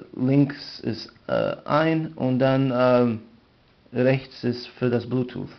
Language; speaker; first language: German; non-native, learner; English